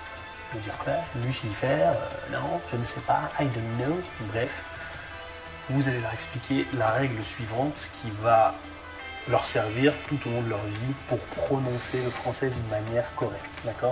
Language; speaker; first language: French; native; French